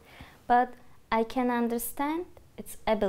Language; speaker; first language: English; non-native, fluent; Turkish